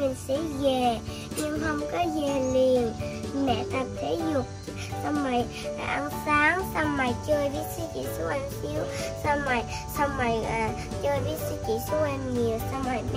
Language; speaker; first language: Vietnamese; early bilingual, heritage; Vietnamese